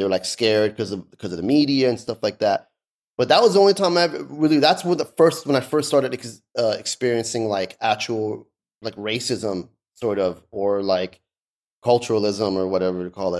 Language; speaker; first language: English; early bilingual, other home language; Persian